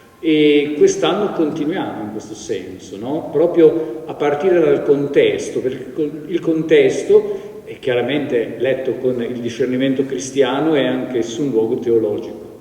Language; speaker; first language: Italian; native; Italian